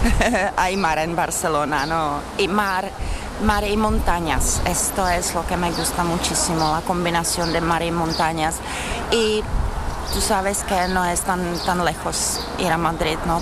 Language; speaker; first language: Spanish; non-native, fluent; Czech